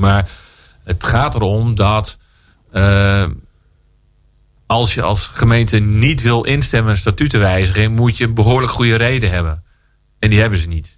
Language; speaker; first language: Dutch; native; Dutch